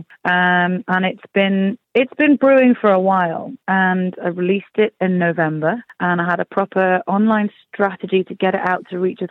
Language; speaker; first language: English; native; English